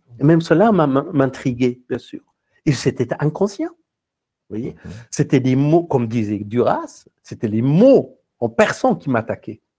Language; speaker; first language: French; non-native, fluent; Persian